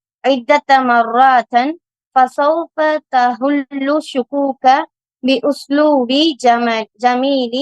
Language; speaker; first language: Arabic; non-native, learner; Tamil